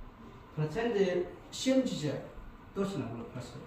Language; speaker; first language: Russian; non-native, learner; Chinese